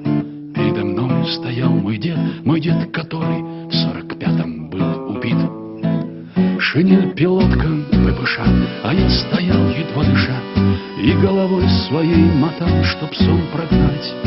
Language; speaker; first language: Russian; native; Russian